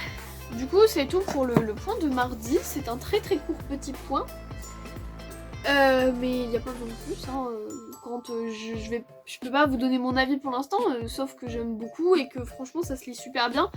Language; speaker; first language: French; native; French